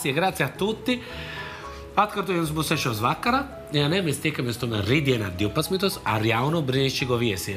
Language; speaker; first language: Latvian; non-native, fluent; Italian